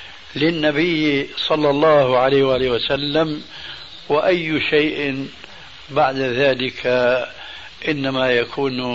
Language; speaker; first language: Arabic; early bilingual, other home language; Albanian